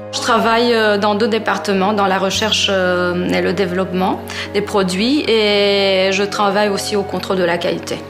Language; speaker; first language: French; non-native, fluent; Romanian